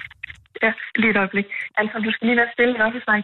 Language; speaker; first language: Danish; native; Danish